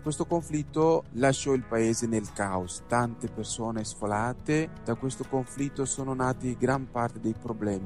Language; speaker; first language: Italian; non-native, fluent; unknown